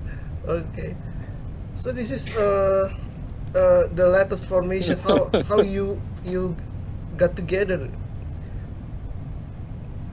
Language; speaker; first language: English; non-native, learner; Indonesian